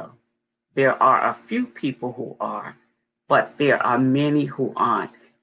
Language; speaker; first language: English; native; English